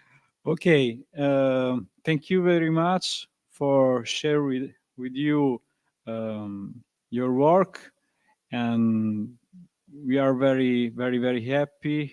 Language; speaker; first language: English; non-native, learner; Italian